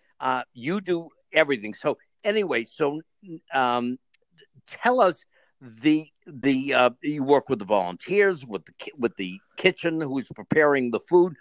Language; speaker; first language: English; native; English